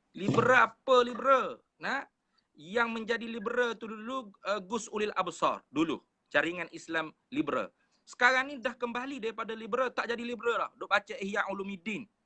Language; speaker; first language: Malay; native; Malay